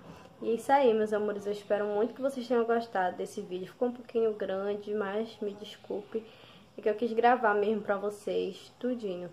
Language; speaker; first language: Portuguese; native; Portuguese